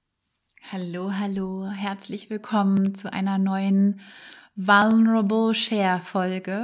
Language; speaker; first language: German; native; German